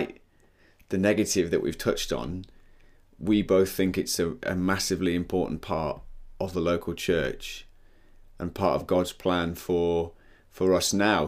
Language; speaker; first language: English; native; English